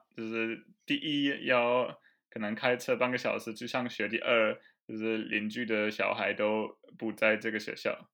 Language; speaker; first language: Chinese; non-native, fluent; German